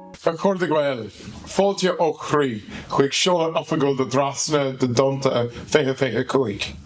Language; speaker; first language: Irish; non-native, local second language; English